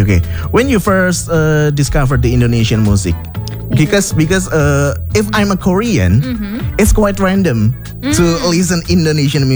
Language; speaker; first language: English; non-native, learner; Indonesian